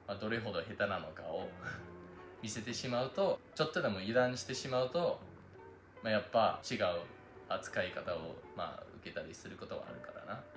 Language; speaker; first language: Japanese; non-native, fluent; English